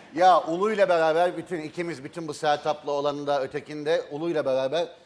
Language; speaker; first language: Turkish; native; Turkish